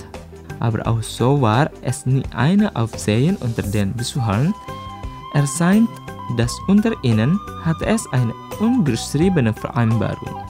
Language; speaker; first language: German; non-native, fluent; Indonesian